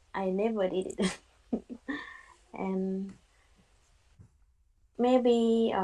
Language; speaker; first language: English; non-native, learner; Thai